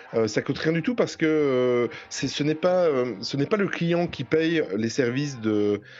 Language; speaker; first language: French; native; French